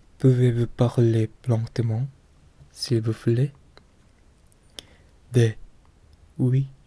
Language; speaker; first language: French; non-native, learner; Korean